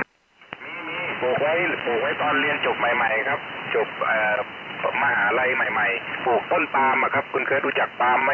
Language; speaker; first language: Thai; native; Thai